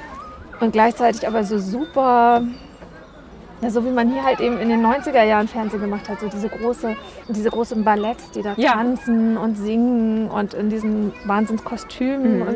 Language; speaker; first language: German; native; German